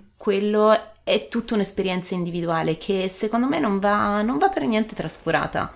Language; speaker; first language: Italian; native; Italian